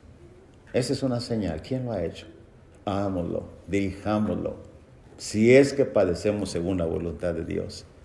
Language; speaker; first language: Spanish; native; Spanish